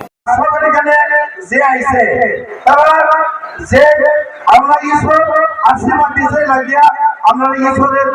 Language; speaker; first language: Bangla; non-native, learner; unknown